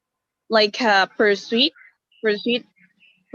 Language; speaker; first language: English; non-native, fluent; Spanish